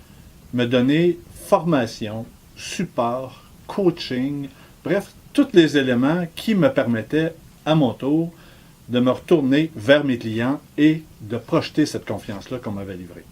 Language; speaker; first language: French; native; French